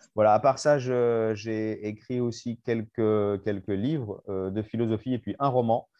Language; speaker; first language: French; native; French